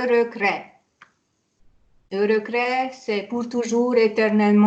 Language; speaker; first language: French; non-native, fluent; Hungarian